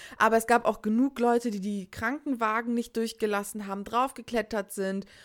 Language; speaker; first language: German; early bilingual, other home language; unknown